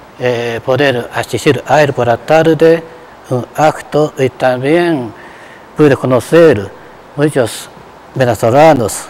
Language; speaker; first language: Spanish; non-native, fluent; Japanese